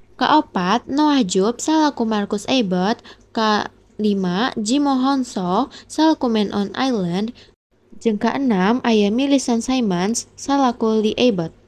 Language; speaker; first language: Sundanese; non-native, local second language; Indonesian